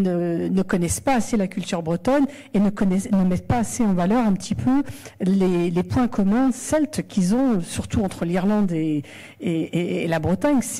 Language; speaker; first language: French; native; French